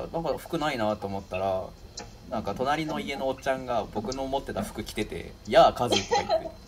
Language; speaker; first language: Japanese; native; Japanese